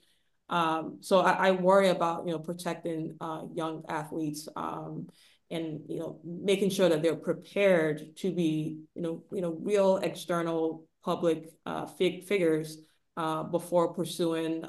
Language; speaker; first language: English; non-native, local second language; Igbo